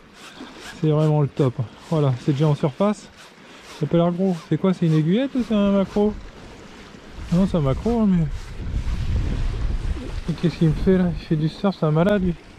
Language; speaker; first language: French; native; French